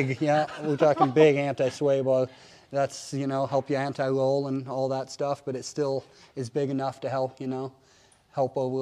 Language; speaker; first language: English; native; English